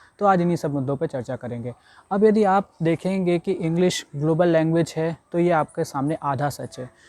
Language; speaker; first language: Hindi; native; Hindi